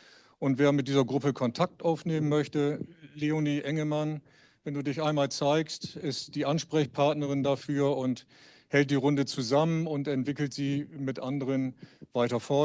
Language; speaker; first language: German; native; German